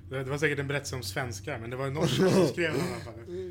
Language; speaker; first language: Swedish; native; Swedish